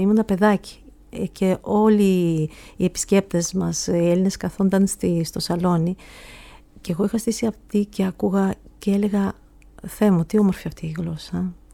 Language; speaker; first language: Greek; early bilingual, heritage; Greek